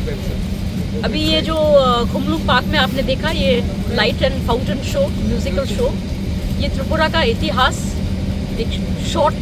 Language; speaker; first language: Hindi; non-native, local second language; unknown